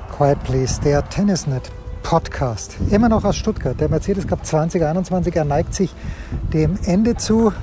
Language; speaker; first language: German; native; German